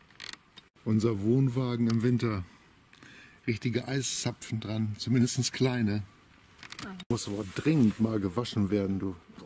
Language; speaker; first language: German; native; German